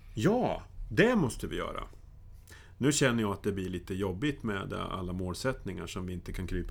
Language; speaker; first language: Swedish; native; Swedish